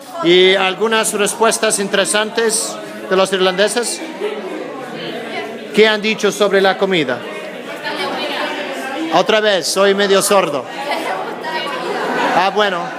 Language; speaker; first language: Spanish; non-native, fluent; English